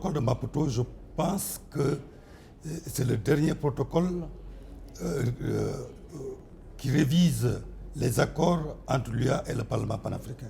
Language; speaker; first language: French; non-native, local second language; Wolof